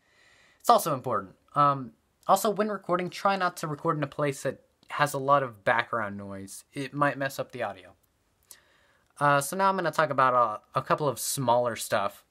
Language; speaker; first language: English; native; English